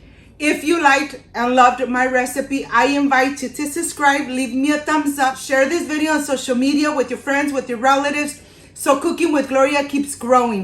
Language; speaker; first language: English; non-native, fluent; Spanish